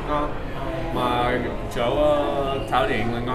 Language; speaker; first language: Vietnamese; early bilingual, heritage; English